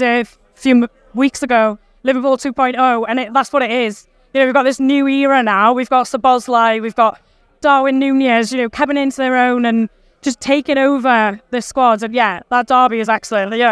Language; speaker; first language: English; native; English